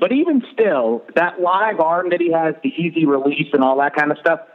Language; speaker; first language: English; native; English